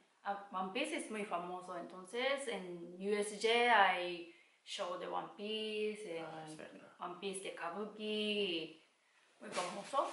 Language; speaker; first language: Spanish; non-native, learner; Japanese